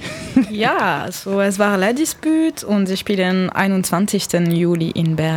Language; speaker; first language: German; non-native, learner; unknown